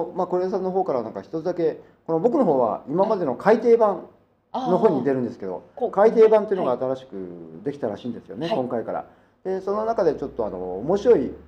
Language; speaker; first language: Japanese; native; Japanese